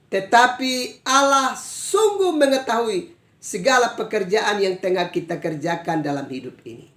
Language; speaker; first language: Indonesian; native; Indonesian